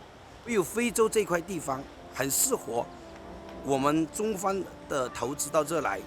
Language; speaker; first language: Chinese; native; Chinese